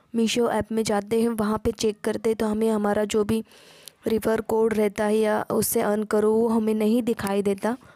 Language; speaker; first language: Hindi; non-native, local second language; Marathi